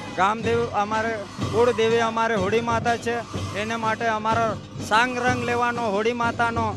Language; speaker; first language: Gujarati; non-native, local second language; Rathawi